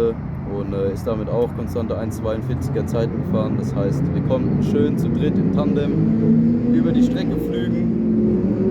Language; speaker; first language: German; native; German